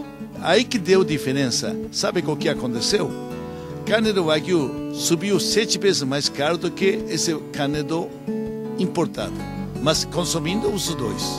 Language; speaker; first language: Portuguese; non-native, learner; Japanese